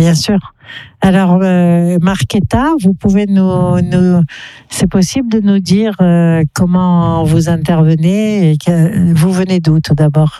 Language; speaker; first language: French; native; French